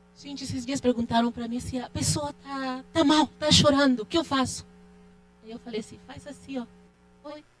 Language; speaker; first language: Portuguese; non-native, fluent; Spanish